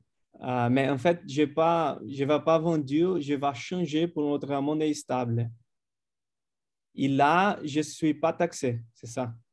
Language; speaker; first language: French; non-native, fluent; Portuguese